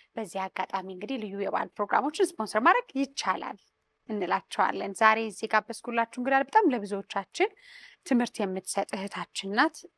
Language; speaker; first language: Amharic; native; Amharic